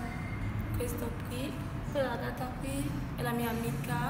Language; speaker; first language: Italian; non-native, learner; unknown